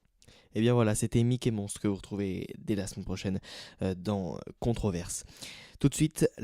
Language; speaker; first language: French; native; French